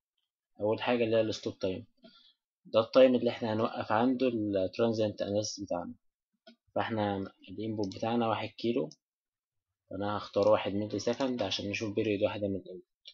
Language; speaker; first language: Arabic; native; Arabic